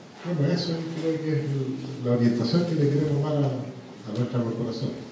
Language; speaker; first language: Spanish; native; Spanish